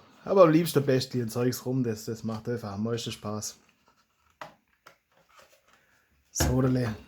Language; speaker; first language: German; native; German